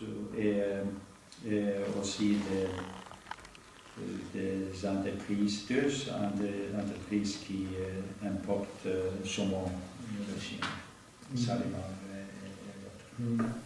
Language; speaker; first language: French; non-native, learner; Norwegian